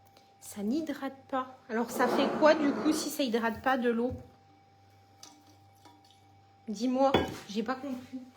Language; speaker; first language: French; native; French